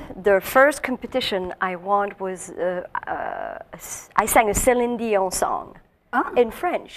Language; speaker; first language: English; non-native, fluent; French